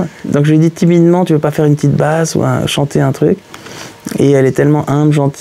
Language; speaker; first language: French; native; French